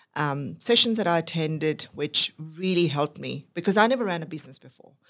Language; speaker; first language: English; non-native, local second language; Urdu